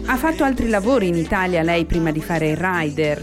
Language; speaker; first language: Italian; native; Italian